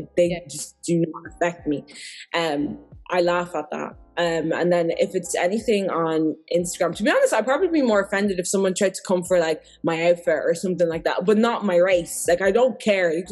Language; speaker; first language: English; native; English